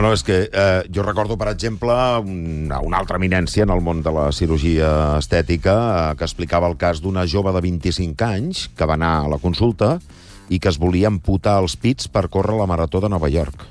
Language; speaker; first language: Catalan; native; Catalan